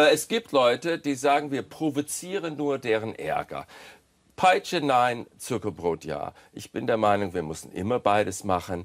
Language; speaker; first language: German; non-native, fluent; English